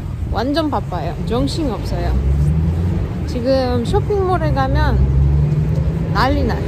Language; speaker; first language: Korean; non-native, fluent; Russian